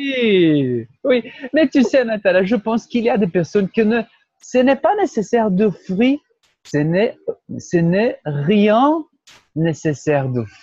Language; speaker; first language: French; non-native, fluent; Portuguese